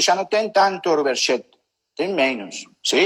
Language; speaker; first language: Portuguese; non-native, learner; Spanish